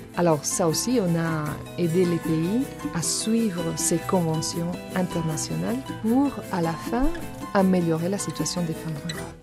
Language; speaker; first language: French; non-native, fluent; Spanish